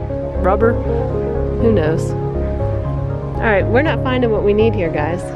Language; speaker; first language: English; native; English